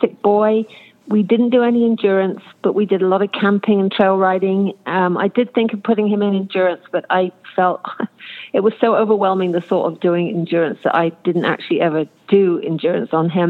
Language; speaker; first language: English; native; English